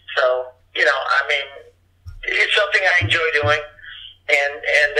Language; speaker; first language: English; early bilingual, other home language; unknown